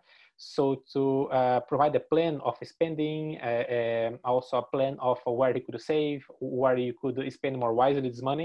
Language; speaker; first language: English; non-native, fluent; Portuguese